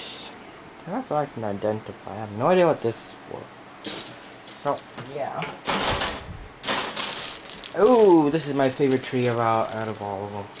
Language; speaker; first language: English; native; English